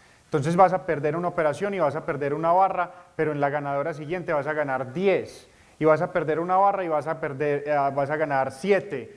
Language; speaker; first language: Spanish; native; Spanish